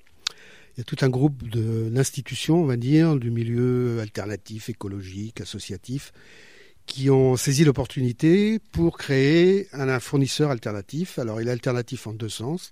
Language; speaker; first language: French; native; French